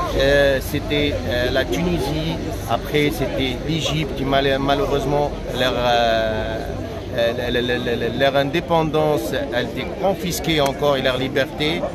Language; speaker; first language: French; non-native, local second language; Arabic